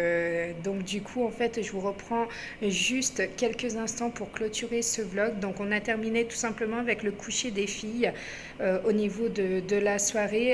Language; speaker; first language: French; native; French